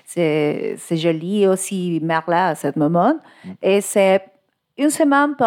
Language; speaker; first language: French; non-native, learner; Spanish